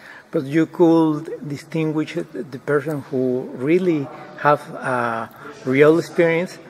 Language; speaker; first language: English; non-native, learner; Spanish